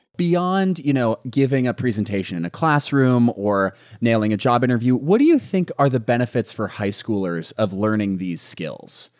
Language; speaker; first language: English; native; English